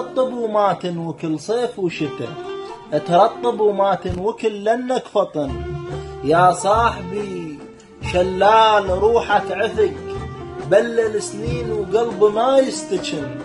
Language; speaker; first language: Arabic; native; Arabic